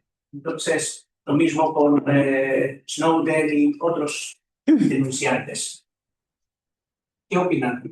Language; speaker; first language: Spanish; non-native, fluent; Greek